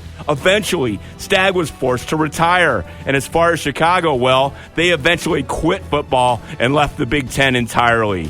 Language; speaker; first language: English; native; English